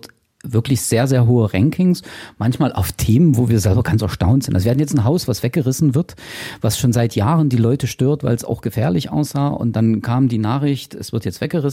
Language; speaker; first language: German; native; German